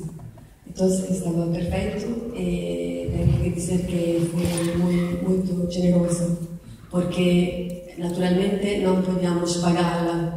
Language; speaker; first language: Portuguese; non-native, learner; Italian